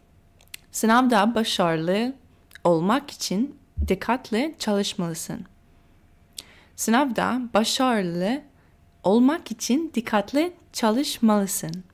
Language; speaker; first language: Turkish; non-native, learner; English